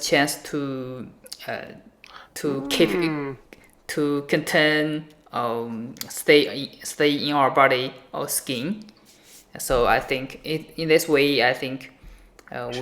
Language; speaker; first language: English; non-native, learner; Chinese